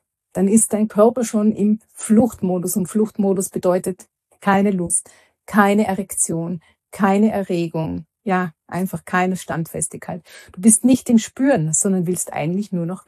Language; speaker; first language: German; native; German